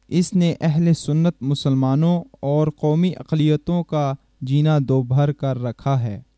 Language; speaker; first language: Urdu; native; Urdu